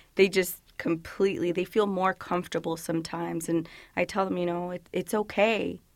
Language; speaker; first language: English; early bilingual, other home language; Spanish